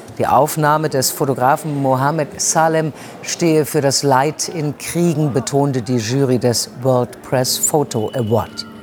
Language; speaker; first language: German; native; German